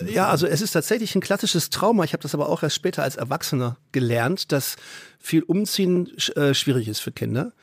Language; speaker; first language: German; native; German